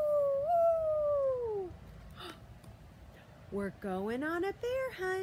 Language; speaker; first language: English; native; English